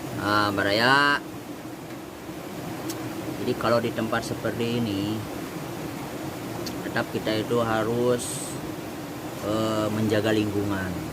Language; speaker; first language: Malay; non-native, local second language; Sundanese